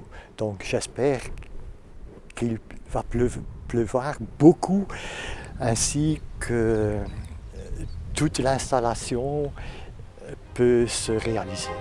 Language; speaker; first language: French; non-native, fluent; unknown